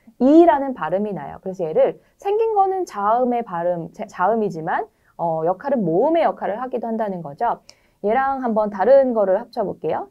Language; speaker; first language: Korean; native; Korean